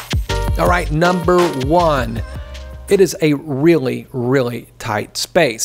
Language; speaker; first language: English; native; English